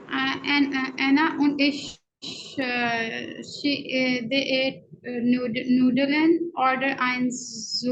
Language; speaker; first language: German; non-native, learner; Urdu